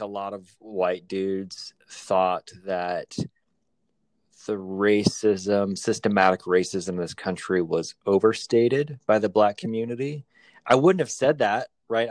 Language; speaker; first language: English; native; English